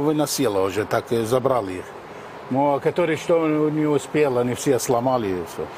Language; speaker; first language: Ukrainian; non-native, learner; Arabic